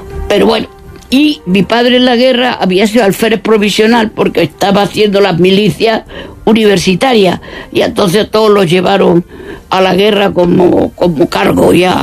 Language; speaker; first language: Spanish; native; Spanish